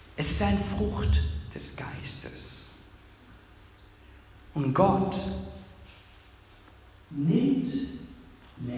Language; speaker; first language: German; non-native, fluent; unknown